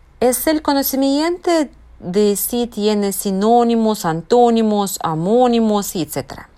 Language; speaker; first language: Spanish; non-native, fluent; Russian